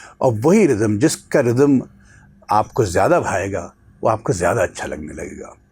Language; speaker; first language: Urdu; native; Urdu